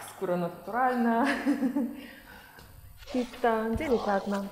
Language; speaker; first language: Polish; non-native, learner; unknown